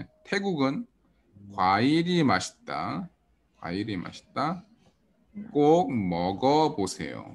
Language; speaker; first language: Korean; early bilingual, heritage; Korean